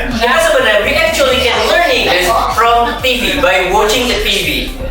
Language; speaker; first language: English; non-native, learner; Indonesian